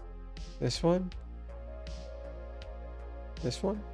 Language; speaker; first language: English; native; English